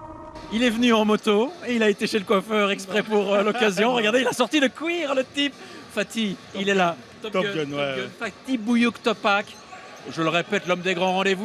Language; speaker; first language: French; native; French